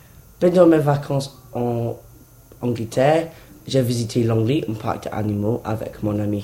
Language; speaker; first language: French; non-native, learner; English